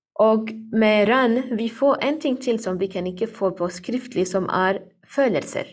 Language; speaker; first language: Norwegian; non-native, learner; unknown